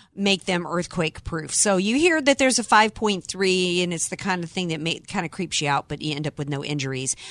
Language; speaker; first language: English; native; English